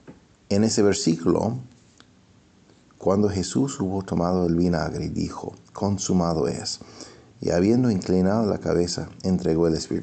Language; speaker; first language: Spanish; non-native, fluent; English